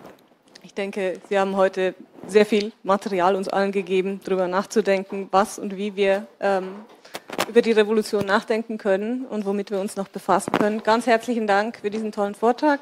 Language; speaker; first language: German; native; German